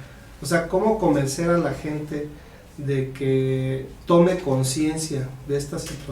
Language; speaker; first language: Spanish; native; Spanish